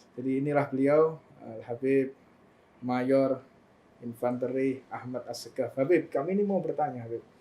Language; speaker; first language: Indonesian; native; Indonesian